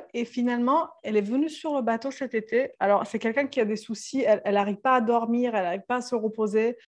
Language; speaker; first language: French; non-native, fluent; Serbian